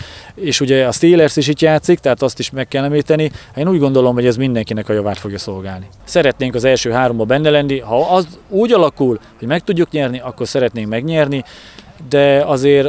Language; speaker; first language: Hungarian; native; Hungarian